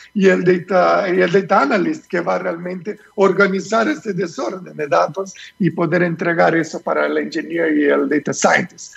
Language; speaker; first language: Spanish; non-native, fluent; Portuguese